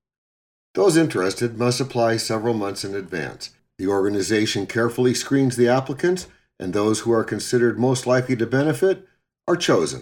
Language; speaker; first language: English; native; English